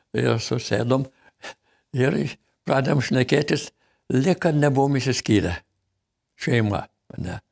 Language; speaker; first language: Lithuanian; native; Lithuanian